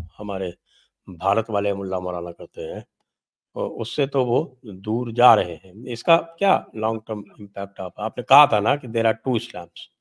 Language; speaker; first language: Hindi; native; Hindi